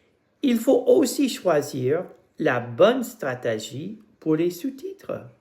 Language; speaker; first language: French; non-native, fluent; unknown